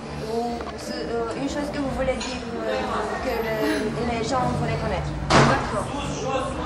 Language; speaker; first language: French; non-native, fluent; Romanian